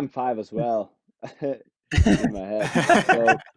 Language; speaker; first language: English; non-native, fluent; Norwegian